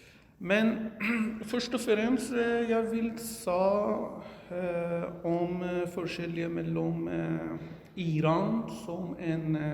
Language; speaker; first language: Norwegian; non-native, learner; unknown